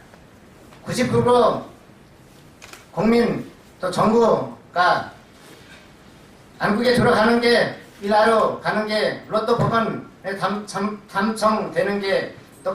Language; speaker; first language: Korean; non-native, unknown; Nepali